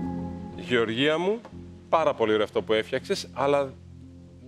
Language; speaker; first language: Greek; native; Greek